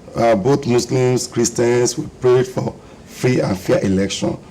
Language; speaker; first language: English; non-native, local second language; Yoruba